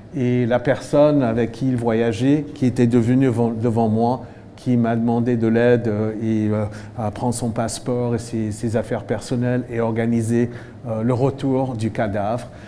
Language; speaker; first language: French; non-native, fluent; English